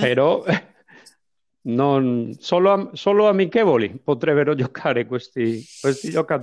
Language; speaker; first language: Italian; non-native, fluent; Spanish